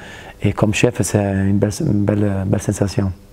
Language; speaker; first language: French; non-native, fluent; Italian